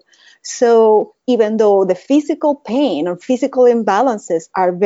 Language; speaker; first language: English; non-native, fluent; Spanish